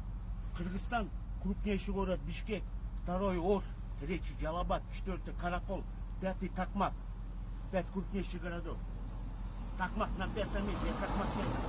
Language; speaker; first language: Russian; non-native, local second language; Kyrgyz